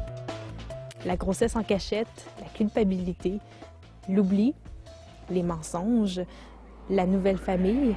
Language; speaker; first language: French; native; French